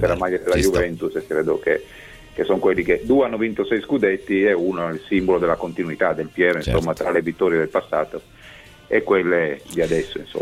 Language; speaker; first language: Italian; native; Italian